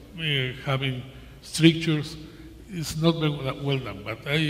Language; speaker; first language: English; non-native, learner; Spanish